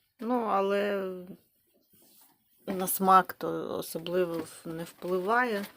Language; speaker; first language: Ukrainian; native; Ukrainian